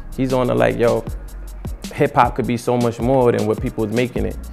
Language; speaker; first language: English; native; English